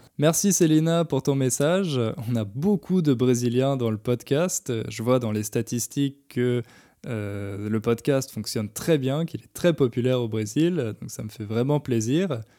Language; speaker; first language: French; native; French